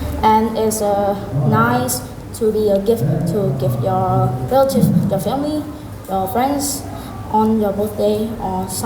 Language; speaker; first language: English; non-native, learner; Vietnamese